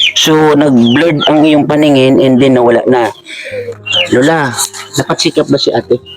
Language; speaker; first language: Filipino; native; Filipino